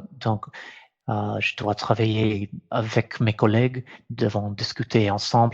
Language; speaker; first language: French; non-native, fluent; English